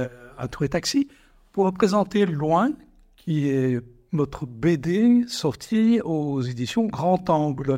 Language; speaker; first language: French; native; French